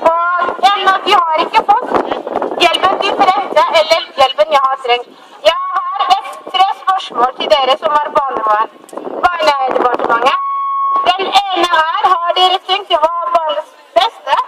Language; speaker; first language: Norwegian; non-native, learner; Somali